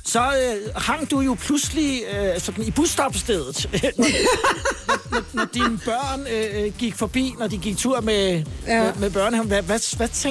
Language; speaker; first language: Danish; native; Danish